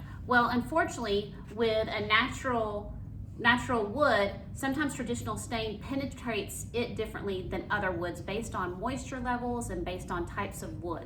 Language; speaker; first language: English; native; English